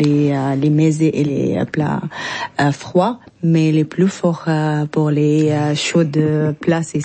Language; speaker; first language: French; non-native, learner; Arabic